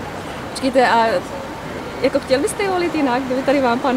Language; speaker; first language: Czech; native; Czech